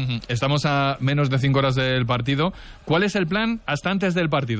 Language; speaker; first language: Spanish; native; Spanish